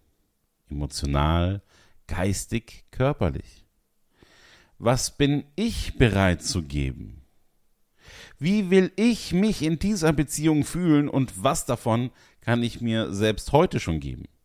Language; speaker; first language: German; native; German